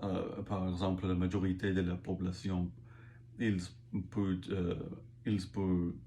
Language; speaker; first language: French; non-native, learner; English